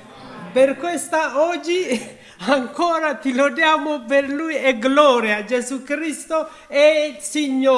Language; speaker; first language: Italian; non-native, learner; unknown